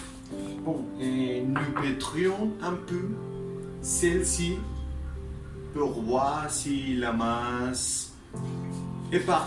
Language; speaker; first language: French; non-native, learner; Spanish